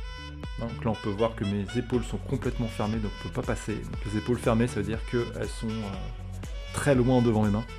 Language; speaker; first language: French; native; French